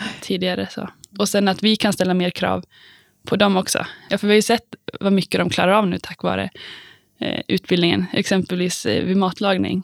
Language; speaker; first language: Swedish; native; Swedish